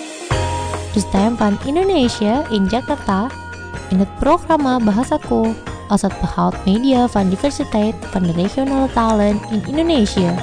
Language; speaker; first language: Dutch; non-native, learner; Indonesian